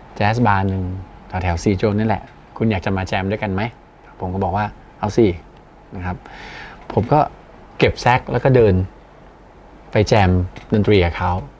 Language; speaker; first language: Thai; native; Thai